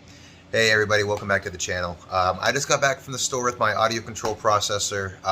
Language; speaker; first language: English; native; English